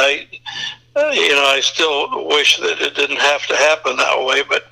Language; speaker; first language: English; native; English